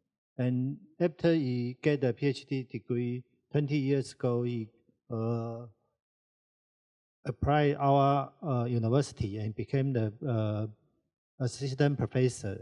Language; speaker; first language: English; non-native, learner; Chinese